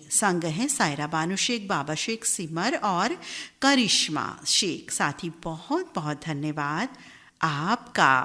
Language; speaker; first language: Hindi; native; Hindi